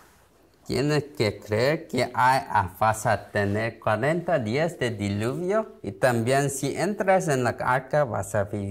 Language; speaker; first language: Spanish; non-native, learner; Korean